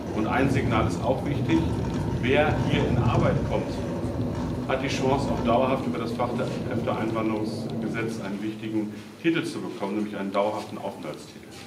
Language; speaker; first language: German; native; German